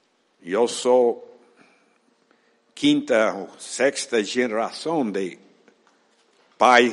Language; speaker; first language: Portuguese; non-native, fluent; Spanish